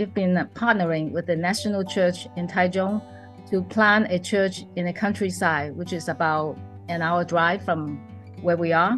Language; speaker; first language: English; non-native, local second language; Cantonese